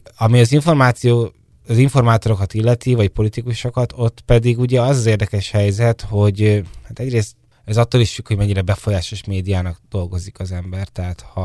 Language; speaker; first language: Hungarian; native; Hungarian